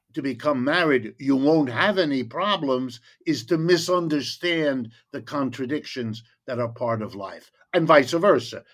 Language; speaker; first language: English; native; English